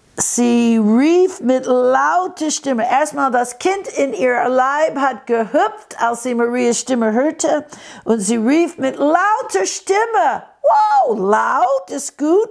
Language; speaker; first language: German; non-native, fluent; English